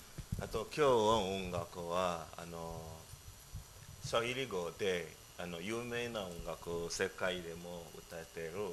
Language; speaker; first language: Japanese; non-native, learner; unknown